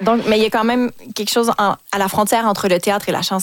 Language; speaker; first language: French; native; French